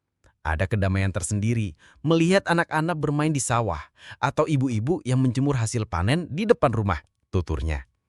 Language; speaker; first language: Indonesian; native; Indonesian